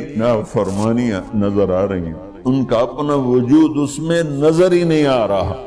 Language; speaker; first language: Urdu; non-native, local second language; Punjabi